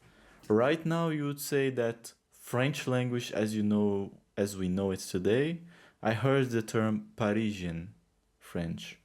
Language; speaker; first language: English; non-native, fluent; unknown